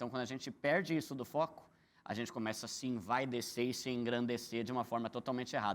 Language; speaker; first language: Portuguese; native; Portuguese